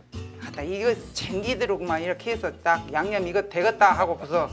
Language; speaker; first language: Korean; native; Korean